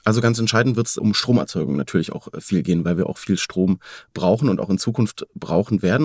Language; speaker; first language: German; native; German